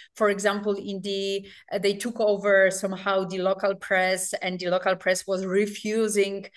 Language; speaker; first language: English; non-native, fluent; Polish